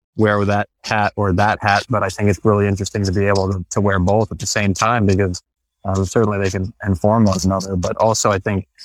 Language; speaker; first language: English; non-native, fluent; Spanish